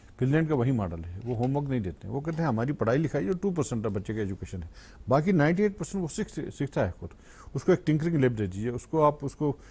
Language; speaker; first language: Urdu; non-native, local second language; Kashmiri